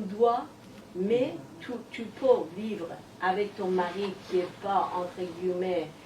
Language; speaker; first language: French; non-native, learner; Persian